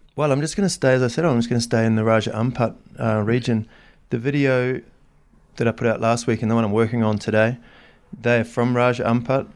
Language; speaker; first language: English; native; English